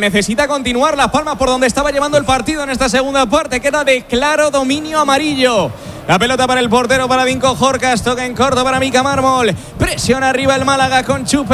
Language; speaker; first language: Spanish; native; Spanish